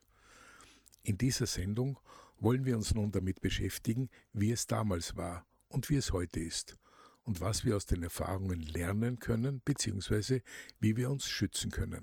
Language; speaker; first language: German; native; German